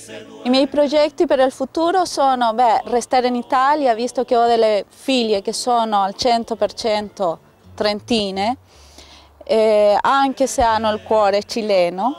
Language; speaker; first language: Italian; non-native, fluent; Spanish